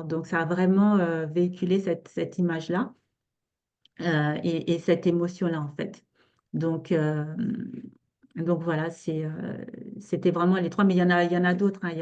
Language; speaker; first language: French; native; French